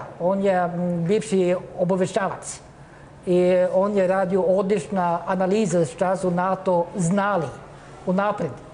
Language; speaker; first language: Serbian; non-native, fluent; Norwegian